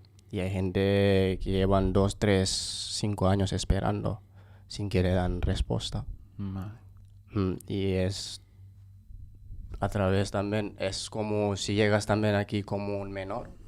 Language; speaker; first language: Spanish; non-native, fluent; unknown